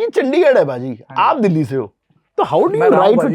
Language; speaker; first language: Hindi; native; Hindi